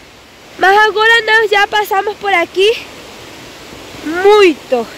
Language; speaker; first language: Portuguese; non-native, local second language; Spanish